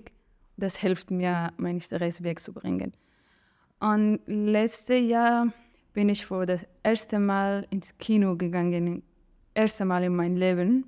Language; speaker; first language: German; non-native, learner; Persian